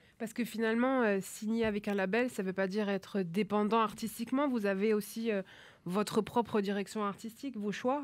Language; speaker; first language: French; native; French